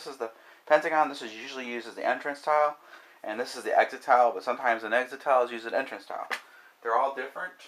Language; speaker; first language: English; native; English